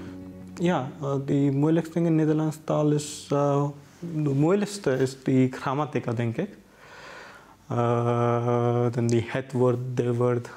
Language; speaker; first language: Dutch; non-native, learner; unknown